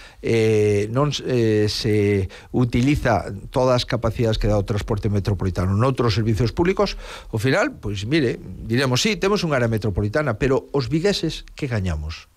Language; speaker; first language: Galician; native; Galician